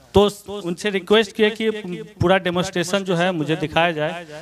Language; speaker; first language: Hindi; native; Hindi